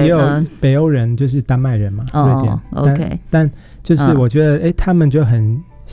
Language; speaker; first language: Chinese; native; Chinese